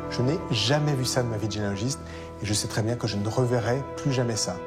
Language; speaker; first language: French; native; French